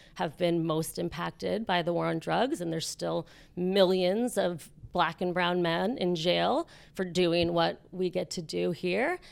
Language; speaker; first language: English; native; English